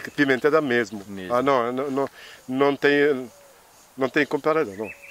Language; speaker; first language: Portuguese; non-native, fluent; Arabic